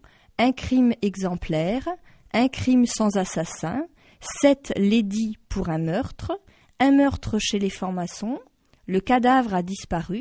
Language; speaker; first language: French; native; French